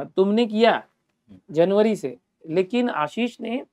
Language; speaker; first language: Hindi; non-native, local second language; Marathi